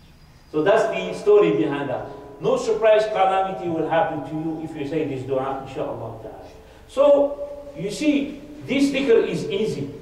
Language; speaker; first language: English; non-native, fluent; Arabic